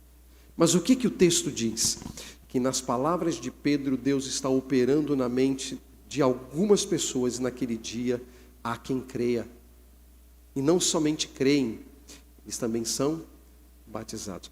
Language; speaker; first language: Portuguese; native; Portuguese